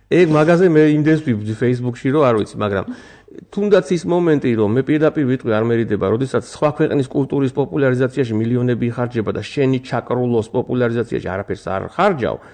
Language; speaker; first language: Georgian; native; Georgian